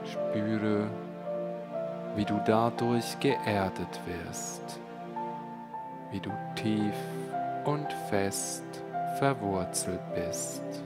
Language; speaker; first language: German; native; German